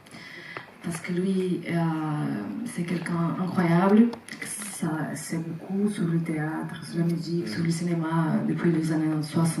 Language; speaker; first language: French; non-native, fluent; Portuguese